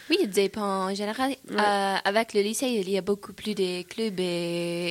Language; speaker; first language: French; non-native, learner; English